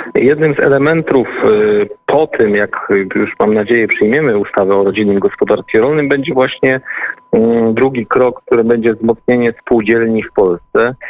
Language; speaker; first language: Polish; native; Polish